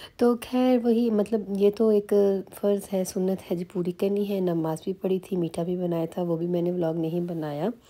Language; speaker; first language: Urdu; native; Urdu